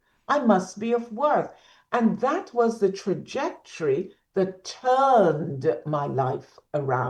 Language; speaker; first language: English; native; English